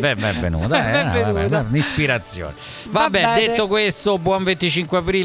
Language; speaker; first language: Italian; native; Italian